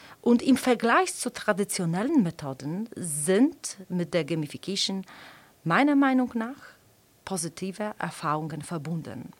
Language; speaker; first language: German; non-native, fluent; Polish